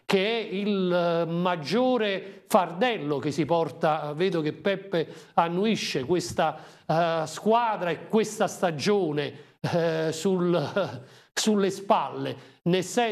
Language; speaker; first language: Italian; native; Italian